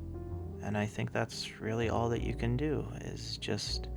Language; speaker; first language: English; native; English